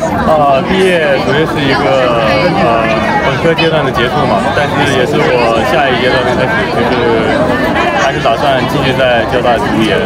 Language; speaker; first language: Chinese; native; Chinese